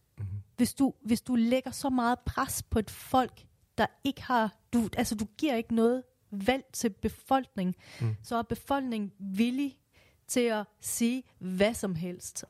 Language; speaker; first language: Danish; early bilingual, other home language; Persian